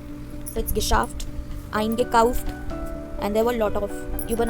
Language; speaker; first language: German; non-native, fluent; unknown